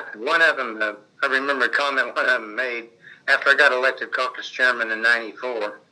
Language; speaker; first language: English; native; English